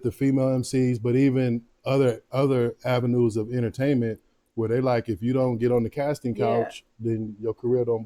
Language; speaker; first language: English; native; English